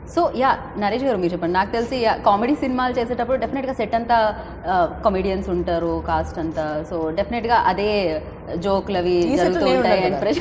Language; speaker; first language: Telugu; native; Telugu